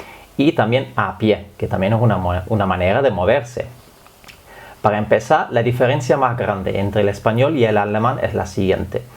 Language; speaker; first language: Spanish; non-native, fluent; German